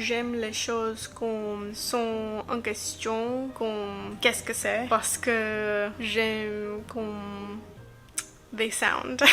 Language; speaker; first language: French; non-native, learner; English